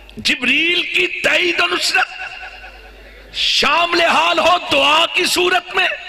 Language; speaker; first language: Urdu; non-native, local second language; Punjabi